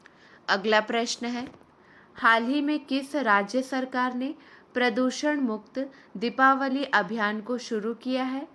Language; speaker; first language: Hindi; native; Hindi